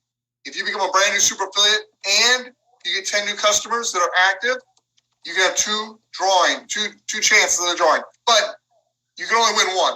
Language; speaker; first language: English; native; English